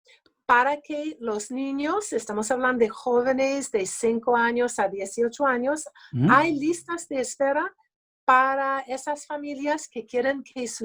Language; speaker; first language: Spanish; early bilingual, other home language; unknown